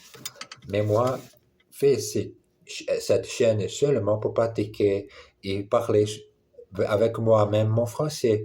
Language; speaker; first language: French; non-native, learner; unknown